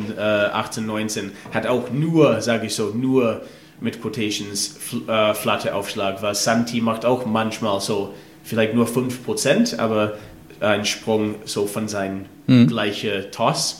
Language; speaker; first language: German; non-native, fluent; English